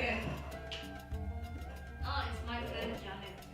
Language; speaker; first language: English; non-native, learner; Arabic